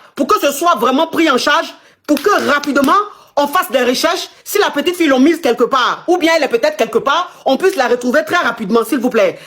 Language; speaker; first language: French; non-native, local second language; Lingala